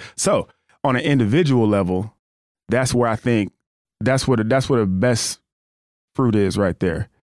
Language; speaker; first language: English; native; English